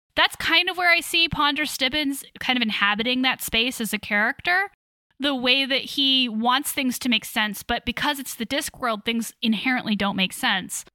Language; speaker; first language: English; native; English